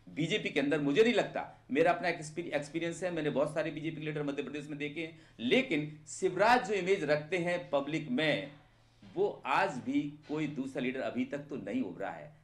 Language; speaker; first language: Hindi; native; Hindi